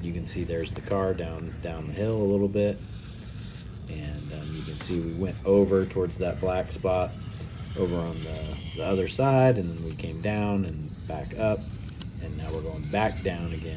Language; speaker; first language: English; native; English